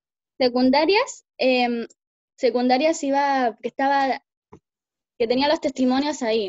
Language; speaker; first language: Spanish; native; Spanish